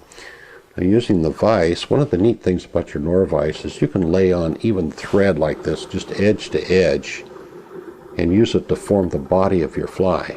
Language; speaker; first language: English; native; English